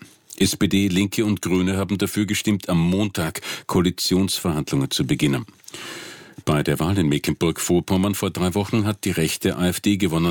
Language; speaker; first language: German; native; German